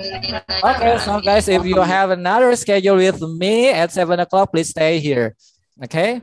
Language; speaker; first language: English; non-native, learner; Indonesian